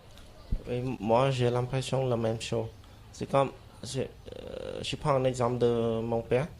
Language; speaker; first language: French; non-native, fluent; Khmer